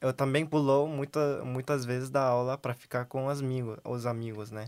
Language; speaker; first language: Portuguese; non-native, learner; Korean